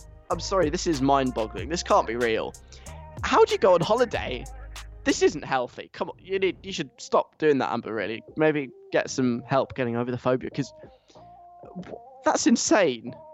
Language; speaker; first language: English; native; English